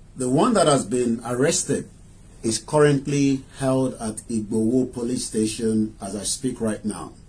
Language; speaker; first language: English; non-native, local second language; Yoruba